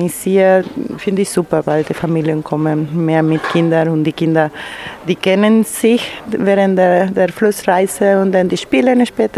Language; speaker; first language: German; non-native, learner; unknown